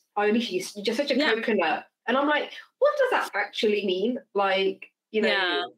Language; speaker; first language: English; native; English